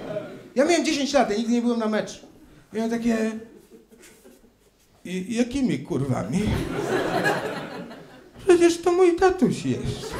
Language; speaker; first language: Polish; native; Polish